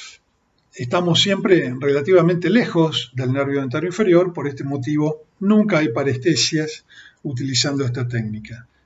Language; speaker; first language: Spanish; native; Spanish